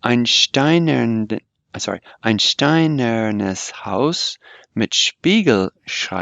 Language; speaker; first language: German; non-native, fluent; English